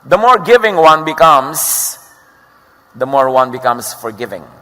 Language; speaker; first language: English; non-native, local second language; Filipino